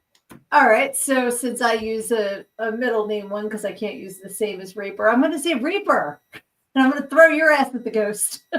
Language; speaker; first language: English; native; English